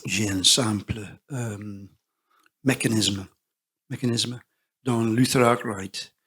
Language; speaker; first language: French; non-native, learner; English